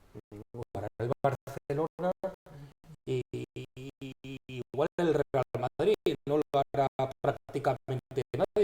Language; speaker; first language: Spanish; native; Spanish